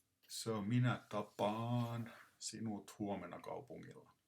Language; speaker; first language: Finnish; non-native, fluent; English